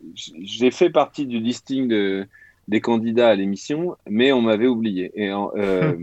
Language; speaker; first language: French; native; French